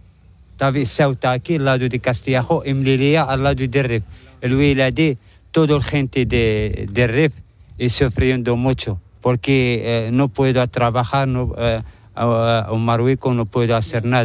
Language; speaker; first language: Spanish; non-native, learner; Arabic